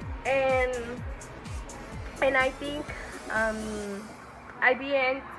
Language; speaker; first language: English; non-native, learner; Spanish